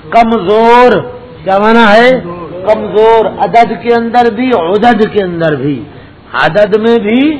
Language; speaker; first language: Urdu; non-native, local second language; Punjabi